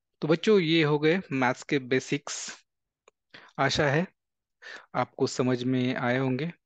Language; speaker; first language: Hindi; non-native, local second language; Marathi